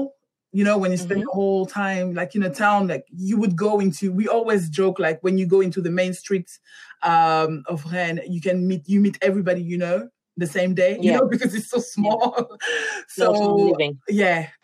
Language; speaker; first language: English; non-native, fluent; French